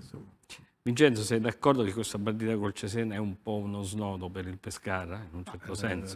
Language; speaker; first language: Italian; native; Italian